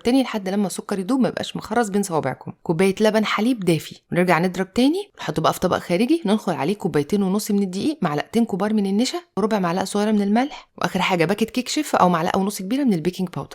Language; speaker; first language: Arabic; native; Arabic